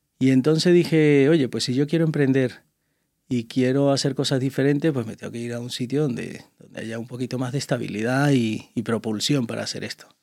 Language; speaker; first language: Spanish; native; Spanish